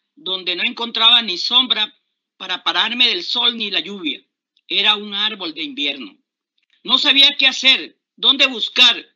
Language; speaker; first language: Spanish; native; Spanish